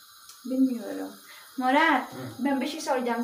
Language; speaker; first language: Turkish; non-native, learner; Filipino